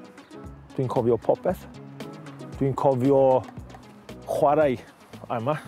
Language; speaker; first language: Welsh; non-native, learner; English